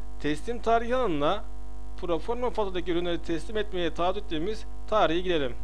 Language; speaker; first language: Turkish; native; Turkish